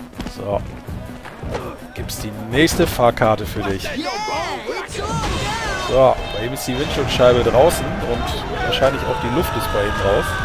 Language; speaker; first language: German; native; German